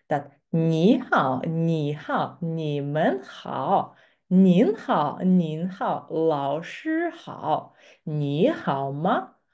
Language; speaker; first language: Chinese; non-native, fluent; Latvian